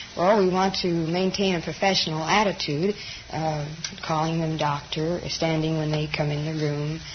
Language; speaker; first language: English; native; English